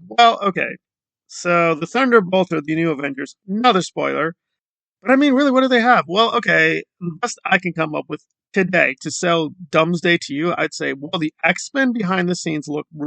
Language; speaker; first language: English; native; English